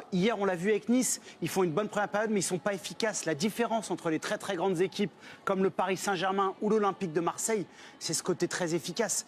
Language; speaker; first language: French; native; French